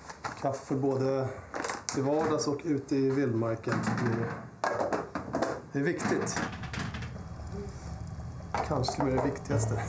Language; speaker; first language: Swedish; native; Swedish